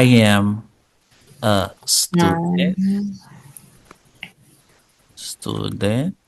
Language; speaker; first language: English; non-native, fluent; Haitian Creole